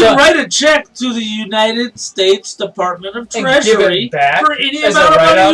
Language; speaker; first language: English; native; English